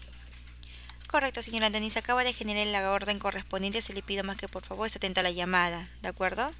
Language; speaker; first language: Spanish; native; Spanish